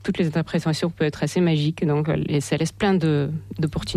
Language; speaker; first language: French; non-native, fluent; Russian